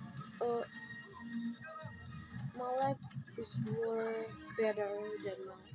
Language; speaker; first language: English; non-native, learner; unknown